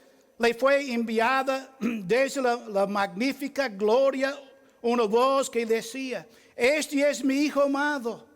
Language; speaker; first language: Spanish; non-native, fluent; English